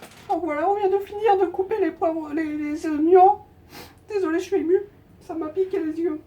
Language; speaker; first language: French; native; French